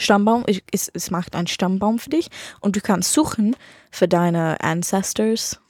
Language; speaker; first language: German; non-native, learner; English